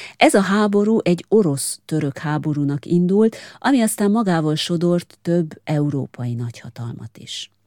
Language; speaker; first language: Hungarian; native; Hungarian